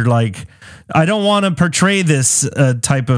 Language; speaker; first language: English; native; English